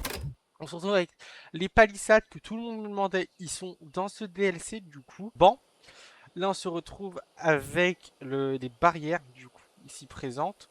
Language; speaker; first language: French; native; French